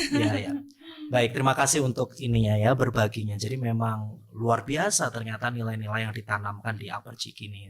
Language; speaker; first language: Indonesian; native; Indonesian